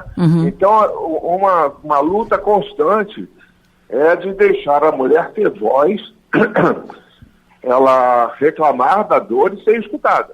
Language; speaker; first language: Portuguese; native; Portuguese